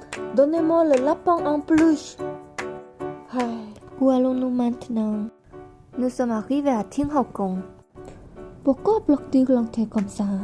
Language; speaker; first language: French; non-native, learner; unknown